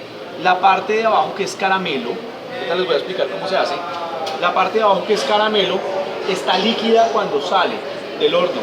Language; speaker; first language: Spanish; native; Spanish